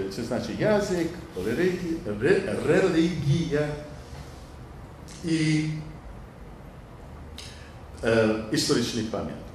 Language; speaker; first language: Polish; non-native, learner; English